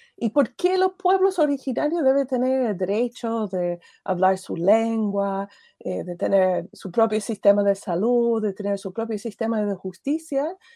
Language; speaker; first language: Spanish; non-native, fluent; English